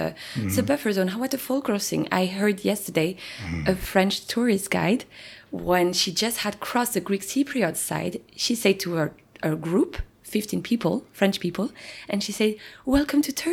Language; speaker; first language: English; non-native, fluent; French